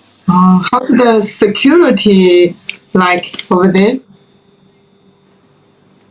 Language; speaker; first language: English; non-native, fluent; Chinese